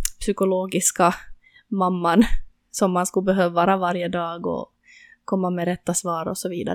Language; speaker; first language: Swedish; native; Swedish